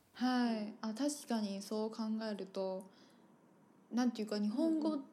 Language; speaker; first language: Japanese; non-native, fluent; Chinese